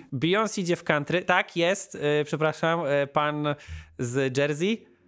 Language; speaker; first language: Polish; native; Polish